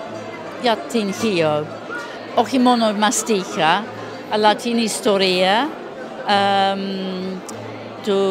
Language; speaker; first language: Greek; non-native, learner; English